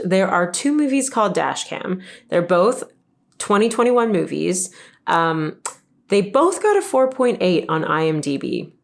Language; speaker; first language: English; native; English